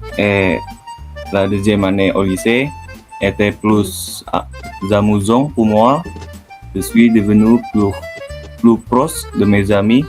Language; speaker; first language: French; non-native, learner; Indonesian